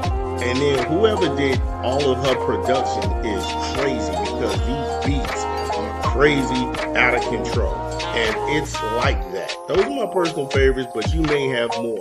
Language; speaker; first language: English; native; English